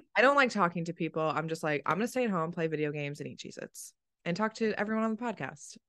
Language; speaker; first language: English; native; English